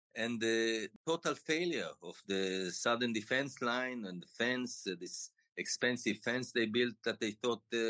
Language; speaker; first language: English; non-native, fluent; Hebrew